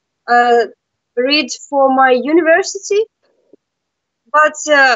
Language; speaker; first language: English; non-native, learner; Russian